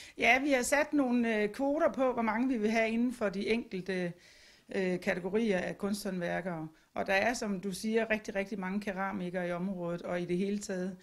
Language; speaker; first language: Danish; native; Danish